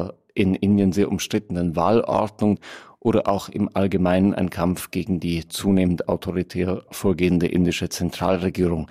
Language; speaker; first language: German; native; German